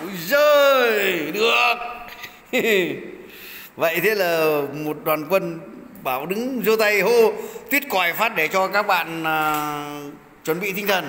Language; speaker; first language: Vietnamese; native; Vietnamese